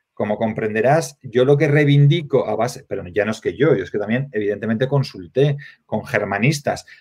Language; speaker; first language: Spanish; native; Spanish